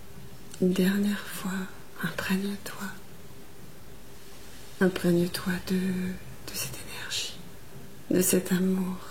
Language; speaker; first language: French; native; French